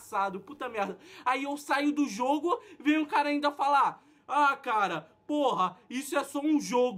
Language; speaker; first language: Portuguese; native; Portuguese